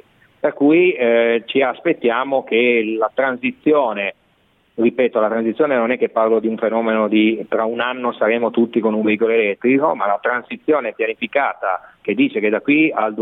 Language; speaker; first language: Italian; native; Italian